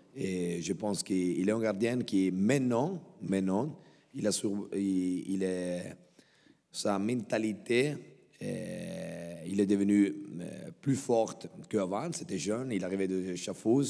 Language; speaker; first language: French; non-native, local second language; Italian